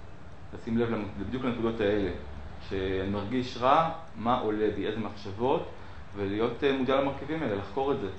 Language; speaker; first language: Hebrew; native; Hebrew